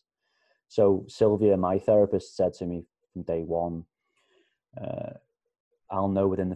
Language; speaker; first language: English; native; English